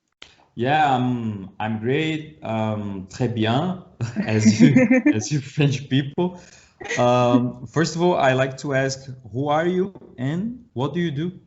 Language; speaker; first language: English; non-native, learner; Portuguese